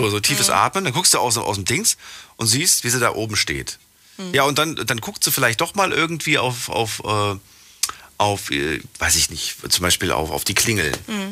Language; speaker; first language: German; native; German